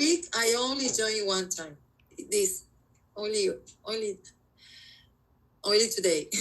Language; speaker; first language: English; non-native, learner; Spanish